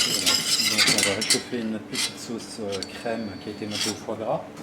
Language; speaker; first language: French; native; French